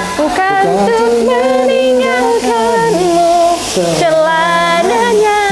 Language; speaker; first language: Indonesian; native; Indonesian